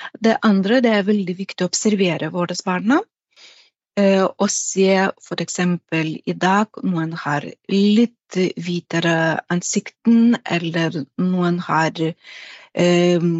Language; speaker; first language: Norwegian; non-native, fluent; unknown